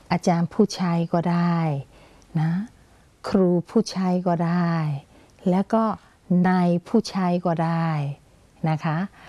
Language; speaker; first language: Thai; non-native, fluent; Burmese